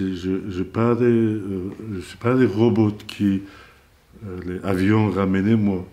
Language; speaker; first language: French; non-native, learner; Azerbaijani